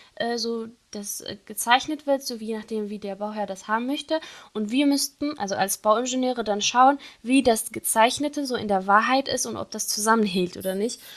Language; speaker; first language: German; non-native, fluent; Arabic